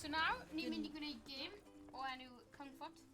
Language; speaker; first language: Welsh; non-native, local second language; English